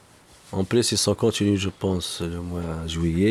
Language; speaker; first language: French; non-native, local second language; Arabic